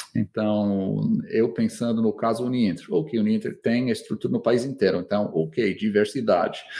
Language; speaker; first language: Portuguese; non-native, fluent; English